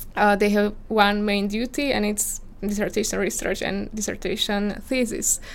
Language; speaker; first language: English; non-native, fluent; Slovak